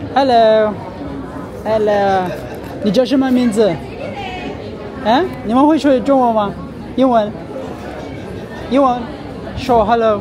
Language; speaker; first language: Chinese; non-native, learner; Amharic